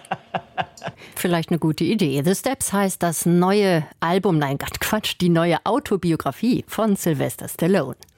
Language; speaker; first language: German; native; German